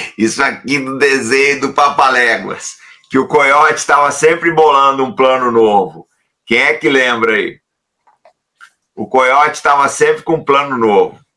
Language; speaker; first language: Portuguese; native; Portuguese